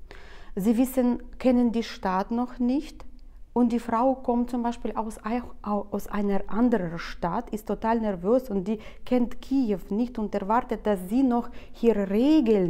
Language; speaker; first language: German; non-native, fluent; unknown